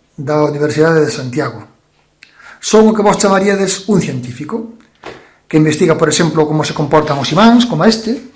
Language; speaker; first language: Galician; native; Galician